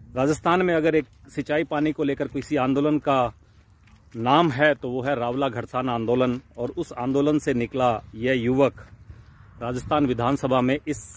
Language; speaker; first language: Hindi; native; Hindi